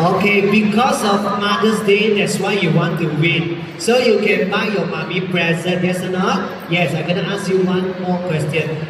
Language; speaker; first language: English; non-native, local second language; Chinese